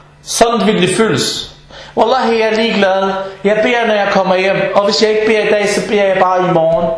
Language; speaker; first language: Danish; early bilingual, other home language; Arabic